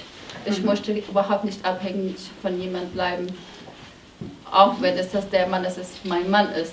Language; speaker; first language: German; non-native, learner; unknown